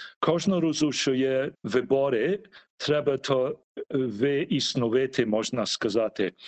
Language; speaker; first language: Ukrainian; early bilingual, heritage; Ukrainian